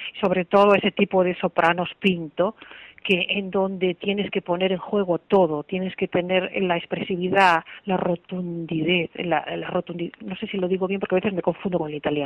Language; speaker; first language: Spanish; native; Spanish